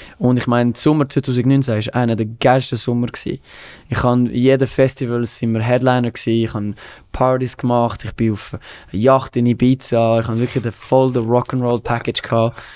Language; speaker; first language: German; non-native, local second language; French